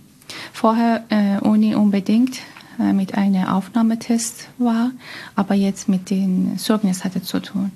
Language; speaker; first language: German; non-native, learner; Persian